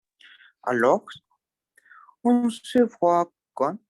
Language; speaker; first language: French; non-native, learner; Spanish